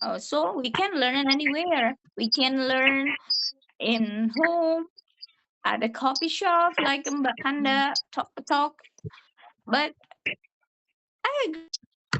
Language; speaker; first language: English; non-native, learner; Indonesian